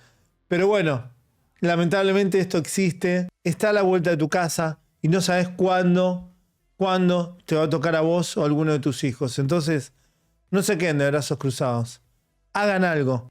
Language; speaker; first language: Spanish; native; Spanish